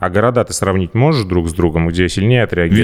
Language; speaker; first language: Russian; native; Russian